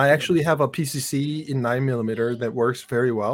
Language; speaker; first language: English; non-native, fluent; Korean